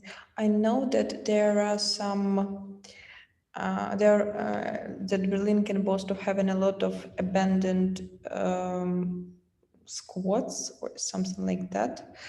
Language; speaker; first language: English; non-native, fluent; Russian